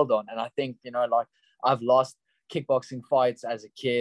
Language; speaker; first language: English; non-native, local second language; Afrikaans